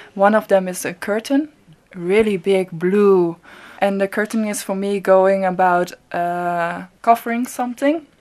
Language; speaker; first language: English; non-native, fluent; Dutch